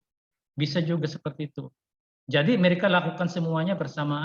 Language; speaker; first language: Indonesian; non-native, fluent; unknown